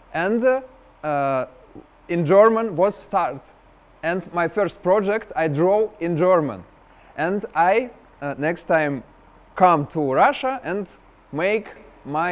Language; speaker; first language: English; non-native, learner; Russian